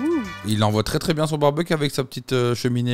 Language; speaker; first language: French; native; French